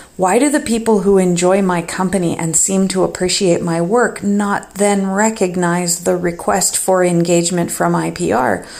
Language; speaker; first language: English; native; English